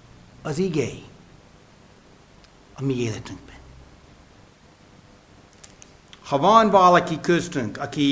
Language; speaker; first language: Hungarian; non-native, fluent; English